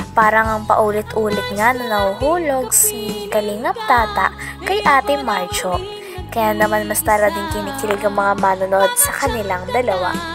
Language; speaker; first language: Filipino; native; Filipino